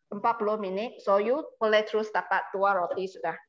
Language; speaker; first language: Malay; non-native, local second language; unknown